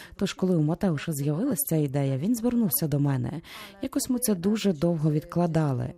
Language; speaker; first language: Ukrainian; native; Ukrainian